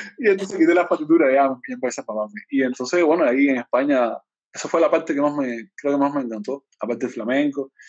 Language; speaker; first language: Spanish; native; Spanish